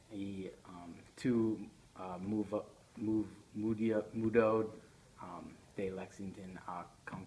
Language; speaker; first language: Spanish; non-native, learner; English